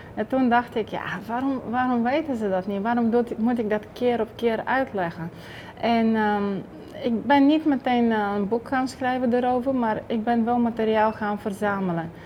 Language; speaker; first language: Dutch; non-native, fluent; Bulgarian